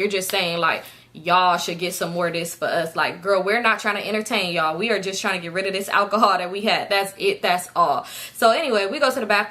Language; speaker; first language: English; native; English